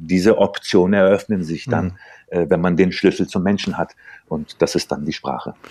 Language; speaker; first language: German; early bilingual, other home language; Turkish